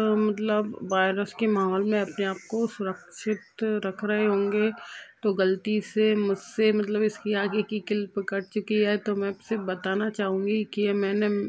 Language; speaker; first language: Hindi; native; Hindi